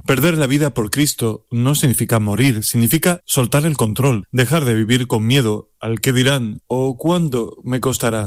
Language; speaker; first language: Spanish; native; Spanish